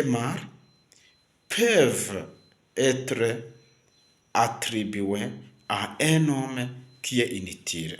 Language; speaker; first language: French; non-native, local second language; Kinyarwanda